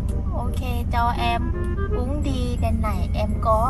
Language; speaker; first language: Vietnamese; non-native, learner; Thai